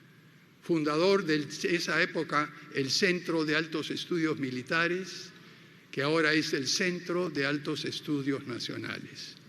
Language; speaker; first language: Spanish; native; Spanish